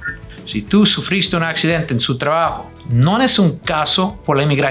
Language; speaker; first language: Spanish; non-native, fluent; English